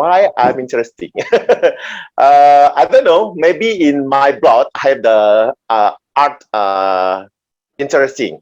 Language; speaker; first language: English; non-native, learner; Indonesian